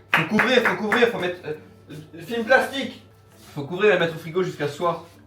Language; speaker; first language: French; native; French